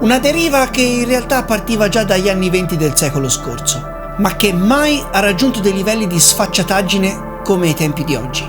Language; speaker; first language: Italian; native; Italian